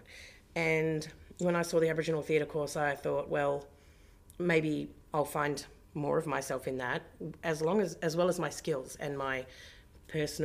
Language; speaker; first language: English; native; English